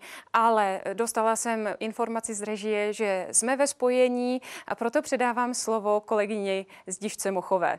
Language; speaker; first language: Czech; native; Czech